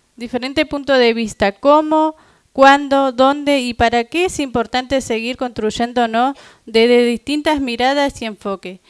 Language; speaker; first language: Spanish; non-native, local second language; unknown